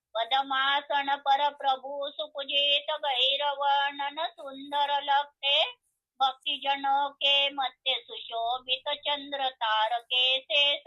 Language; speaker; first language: Hindi; non-native, local second language; Marathi